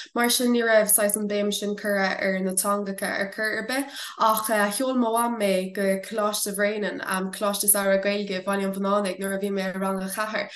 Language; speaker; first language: Irish; non-native, local second language; English